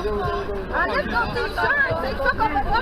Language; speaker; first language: French; native; French